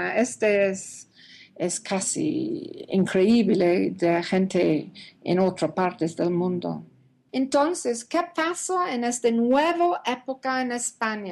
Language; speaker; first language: Spanish; non-native, learner; English